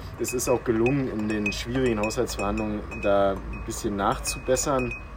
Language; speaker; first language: German; native; German